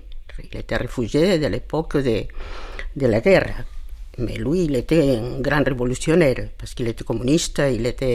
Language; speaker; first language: French; non-native, fluent; Spanish